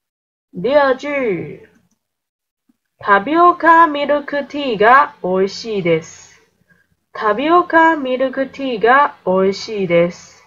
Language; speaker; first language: Japanese; non-native, fluent; Chinese